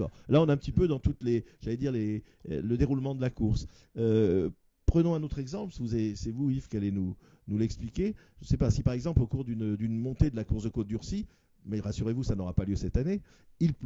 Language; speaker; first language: French; native; French